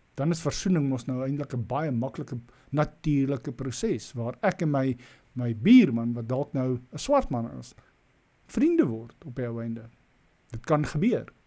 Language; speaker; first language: Afrikaans; native; Afrikaans